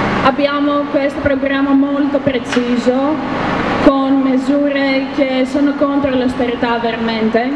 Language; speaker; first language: Italian; non-native, learner; Greek